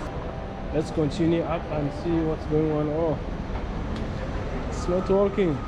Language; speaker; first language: English; non-native, fluent; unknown